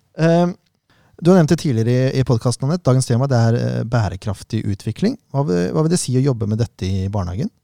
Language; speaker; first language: Norwegian; native; Norwegian